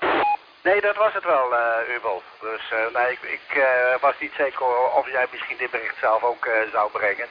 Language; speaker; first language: Dutch; native; Dutch